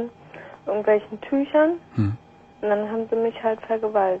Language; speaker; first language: German; native; German